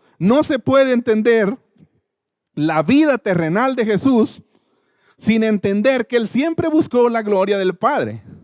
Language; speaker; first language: Spanish; native; Spanish